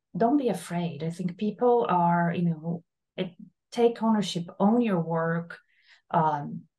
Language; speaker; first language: English; non-native, fluent; Portuguese